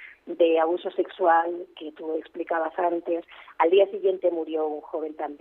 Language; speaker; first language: Spanish; native; Spanish